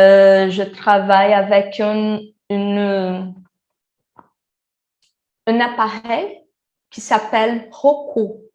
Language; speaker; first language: French; non-native, learner; Portuguese